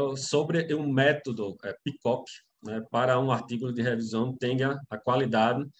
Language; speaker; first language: Spanish; non-native, learner; Portuguese